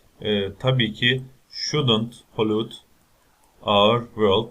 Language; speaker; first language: English; non-native, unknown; Turkish